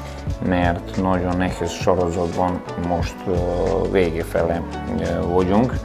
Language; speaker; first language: Hungarian; non-native, fluent; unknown